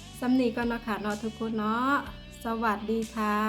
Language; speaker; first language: Thai; non-native, local second language; Northeastern Thai